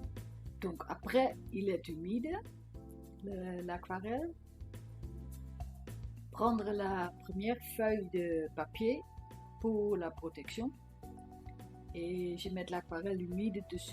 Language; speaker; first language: French; non-native, fluent; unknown